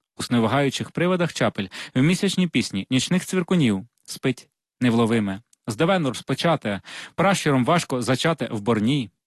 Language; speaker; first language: Ukrainian; non-native, local second language; Russian